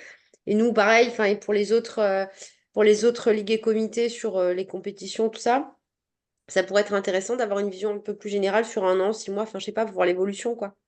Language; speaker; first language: French; native; French